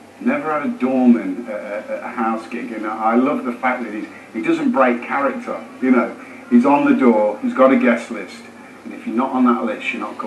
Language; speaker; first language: English; native; English